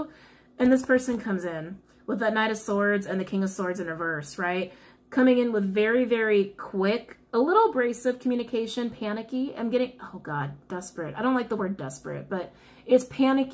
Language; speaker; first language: English; native; English